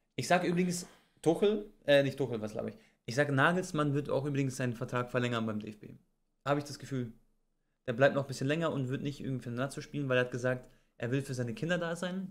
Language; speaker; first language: German; early bilingual, other home language; Croatian